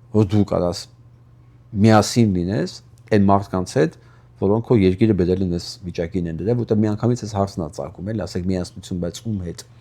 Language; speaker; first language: Armenian; native; Armenian